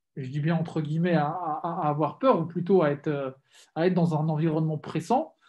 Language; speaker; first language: French; native; French